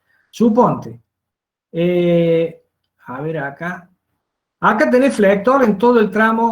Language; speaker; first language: Spanish; native; Spanish